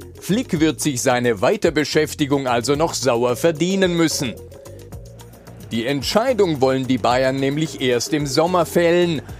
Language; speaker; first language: German; native; German